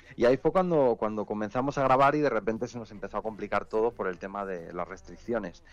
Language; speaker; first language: Spanish; native; Spanish